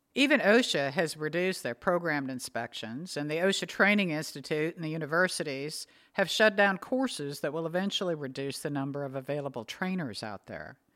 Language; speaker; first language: English; native; English